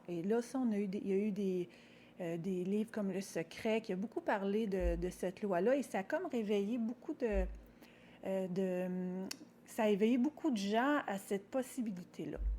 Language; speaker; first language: French; native; French